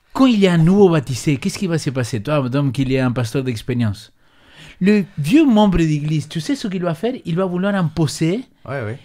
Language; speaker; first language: French; non-native, fluent; Spanish